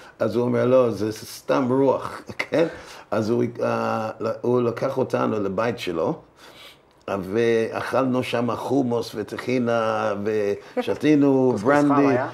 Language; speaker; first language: Hebrew; non-native, fluent; English